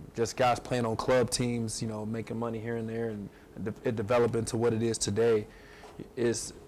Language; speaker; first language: English; native; English